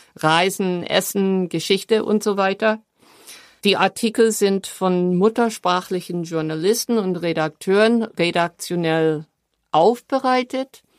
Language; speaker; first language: German; non-native, fluent; English